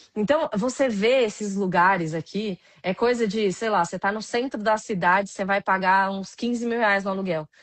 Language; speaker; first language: Portuguese; native; Portuguese